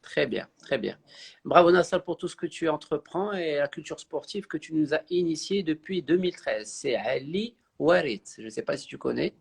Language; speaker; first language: French; non-native, local second language; Arabic